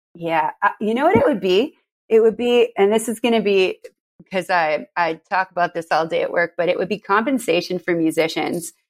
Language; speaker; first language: English; native; English